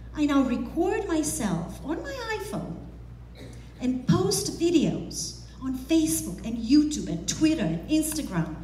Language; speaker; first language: English; non-native, fluent; Romanian